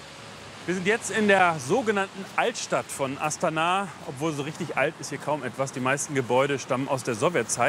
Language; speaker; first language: German; native; German